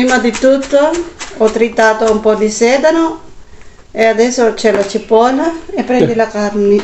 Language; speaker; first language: Italian; non-native, learner; Filipino